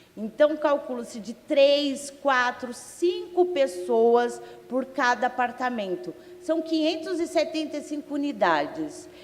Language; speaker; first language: Portuguese; native; Portuguese